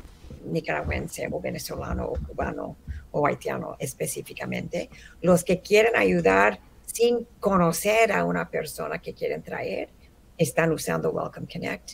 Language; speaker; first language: Spanish; early bilingual, heritage; Spanish